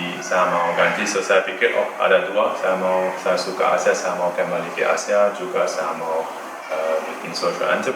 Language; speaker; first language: Indonesian; non-native, learner; Dutch